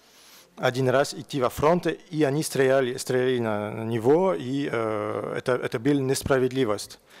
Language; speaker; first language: Russian; non-native, learner; French